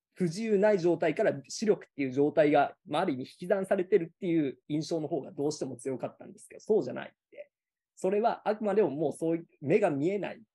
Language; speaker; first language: Japanese; native; Japanese